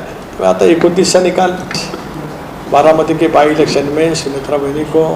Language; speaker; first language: Hindi; non-native, local second language; Marathi